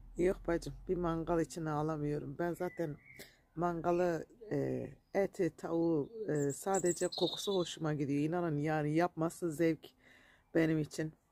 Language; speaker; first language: Turkish; native; Turkish